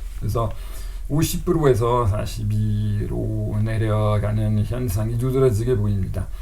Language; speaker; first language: Korean; non-native, fluent; French